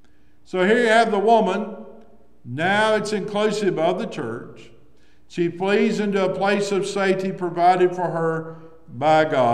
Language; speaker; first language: English; native; English